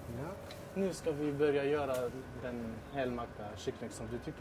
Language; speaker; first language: Swedish; non-native, fluent; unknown